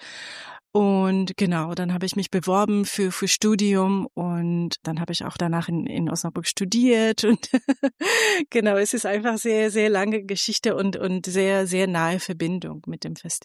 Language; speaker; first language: German; non-native, fluent; Persian